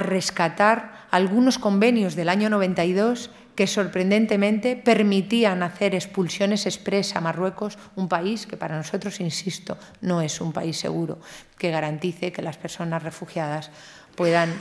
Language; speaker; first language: Spanish; native; Spanish